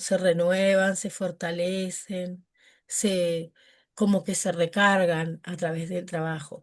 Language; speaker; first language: Spanish; native; Spanish